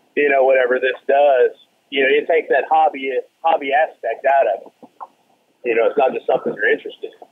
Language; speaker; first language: English; native; English